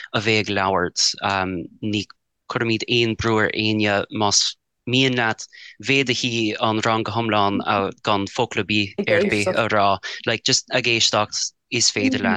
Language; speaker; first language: Irish; non-native, fluent; English